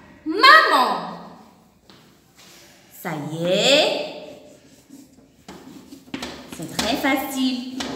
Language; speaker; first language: French; non-native, local second language; Arabic